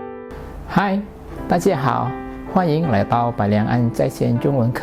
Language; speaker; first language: Chinese; non-native, fluent; Indonesian